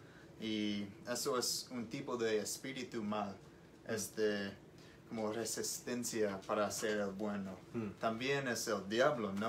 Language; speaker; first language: Spanish; non-native, learner; English